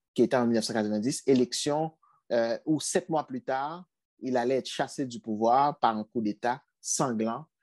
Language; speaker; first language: French; non-native, local second language; Haitian Creole